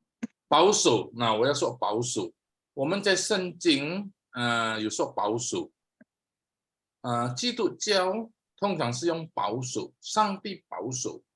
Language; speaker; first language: Chinese; non-native, fluent; Indonesian